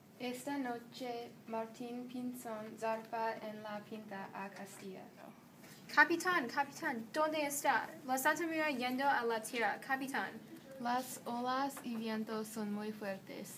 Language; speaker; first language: Spanish; non-native, learner; English